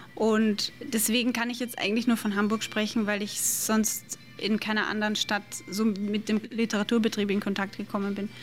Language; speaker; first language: German; native; German